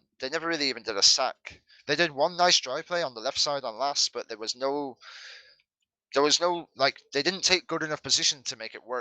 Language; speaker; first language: English; native; English